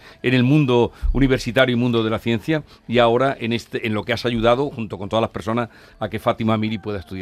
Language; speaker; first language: Spanish; native; Spanish